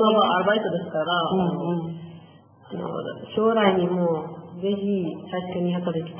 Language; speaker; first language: Japanese; non-native, learner; Persian